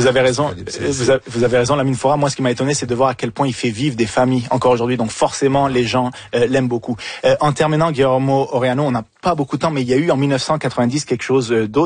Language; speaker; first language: French; native; French